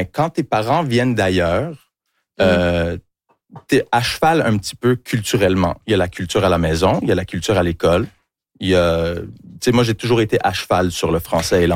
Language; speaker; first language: French; early bilingual, other home language; English